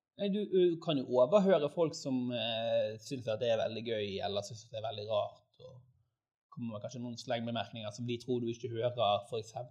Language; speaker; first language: Norwegian; native; Norwegian